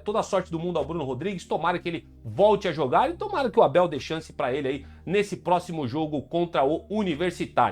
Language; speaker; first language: Portuguese; native; Portuguese